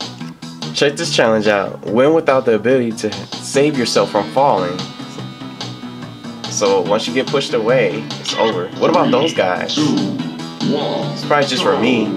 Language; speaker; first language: English; native; English